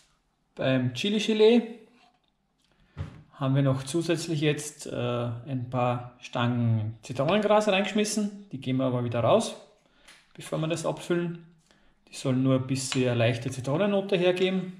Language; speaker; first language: German; native; German